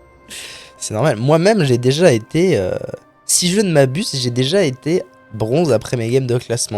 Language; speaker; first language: French; native; French